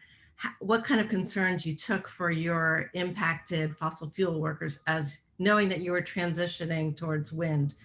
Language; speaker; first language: English; native; English